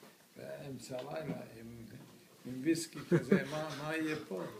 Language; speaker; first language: Hebrew; non-native, fluent; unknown